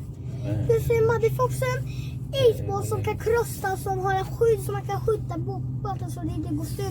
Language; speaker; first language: Swedish; early bilingual, other home language; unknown